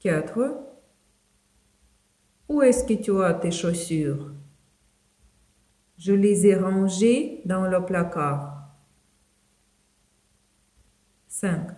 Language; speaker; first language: French; non-native, fluent; Ukrainian